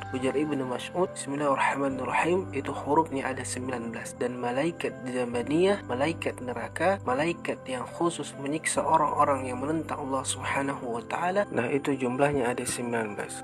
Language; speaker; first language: Malay; native; Malay